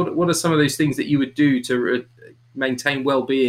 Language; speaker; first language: English; native; English